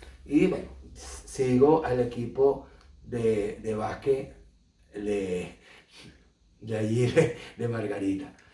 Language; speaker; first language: Spanish; native; Spanish